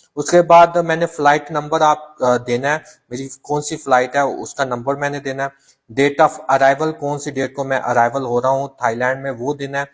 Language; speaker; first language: Urdu; non-native, local second language; Punjabi